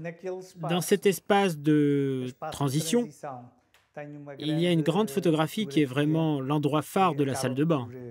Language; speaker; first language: French; non-native, local second language; Portuguese